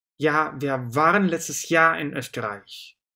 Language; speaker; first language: German; non-native, fluent; Russian